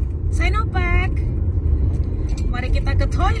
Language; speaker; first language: Indonesian; native; Indonesian